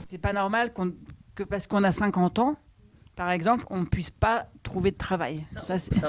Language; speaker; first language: French; native; French